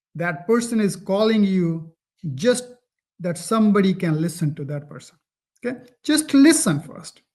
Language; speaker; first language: English; non-native, local second language; Punjabi